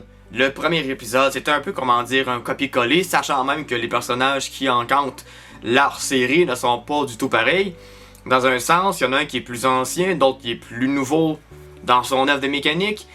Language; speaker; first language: French; native; French